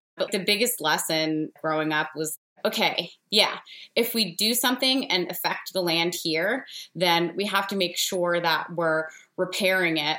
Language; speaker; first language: English; native; English